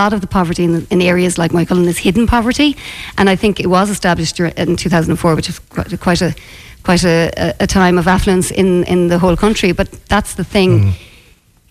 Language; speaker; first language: English; native; English